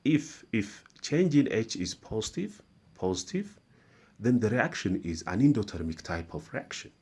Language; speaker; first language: English; non-native, local second language; Amharic